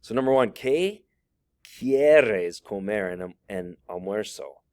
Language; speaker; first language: Spanish; non-native, fluent; English